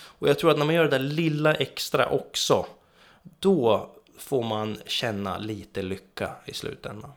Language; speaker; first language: Swedish; native; Swedish